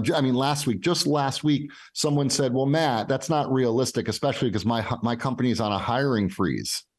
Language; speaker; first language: English; native; English